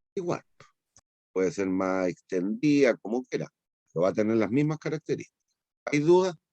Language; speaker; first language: Spanish; native; Spanish